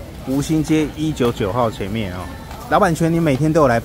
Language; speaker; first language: Chinese; native; Chinese